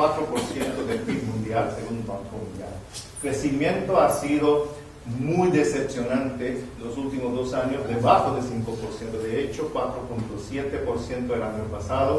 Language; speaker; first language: Spanish; non-native, fluent; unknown